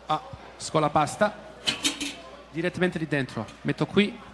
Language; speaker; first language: Italian; early bilingual, heritage; Italian